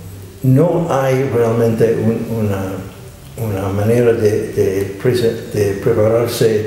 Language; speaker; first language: Spanish; non-native, fluent; English